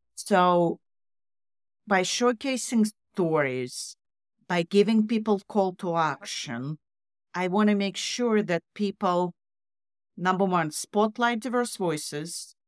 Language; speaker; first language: English; non-native, fluent; Russian